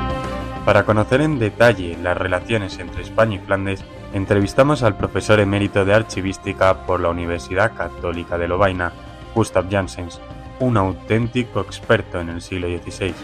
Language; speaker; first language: Spanish; native; Spanish